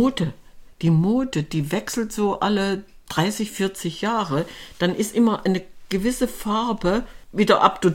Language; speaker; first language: German; native; German